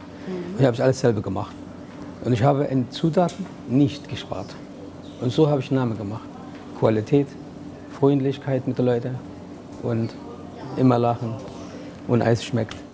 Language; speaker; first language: German; non-native, learner; Arabic